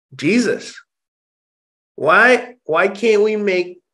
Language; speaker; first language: English; early bilingual, other home language; Indonesian